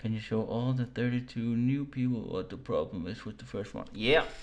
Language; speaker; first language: English; non-native, fluent; Danish